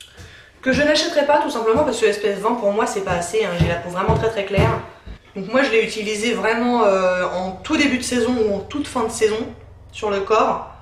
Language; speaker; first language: French; native; French